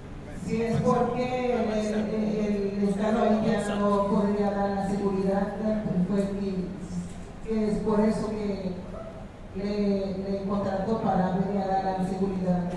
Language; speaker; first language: Spanish; non-native, fluent; Haitian Creole